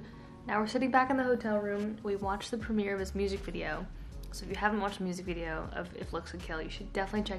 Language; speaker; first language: English; native; English